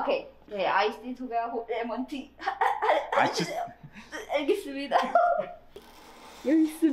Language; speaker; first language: Korean; non-native, fluent; Indonesian